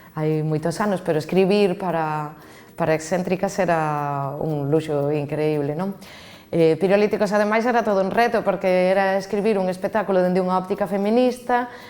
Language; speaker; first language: Galician; native; Galician